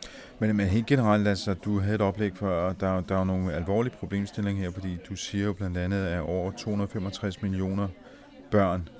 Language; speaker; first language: Danish; native; Danish